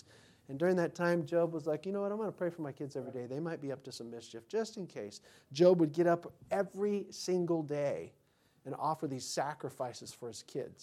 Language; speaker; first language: English; native; English